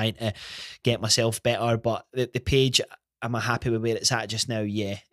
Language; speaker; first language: English; native; English